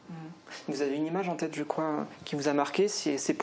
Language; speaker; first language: French; native; French